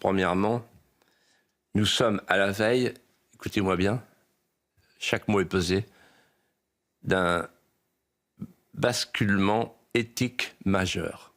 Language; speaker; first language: French; native; French